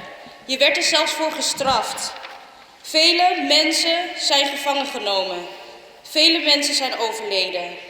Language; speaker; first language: Dutch; early bilingual, other home language; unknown